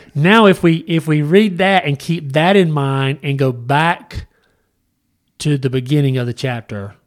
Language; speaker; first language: English; native; English